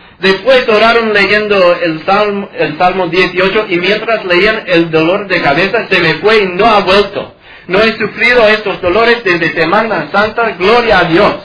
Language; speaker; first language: Spanish; non-native, fluent; English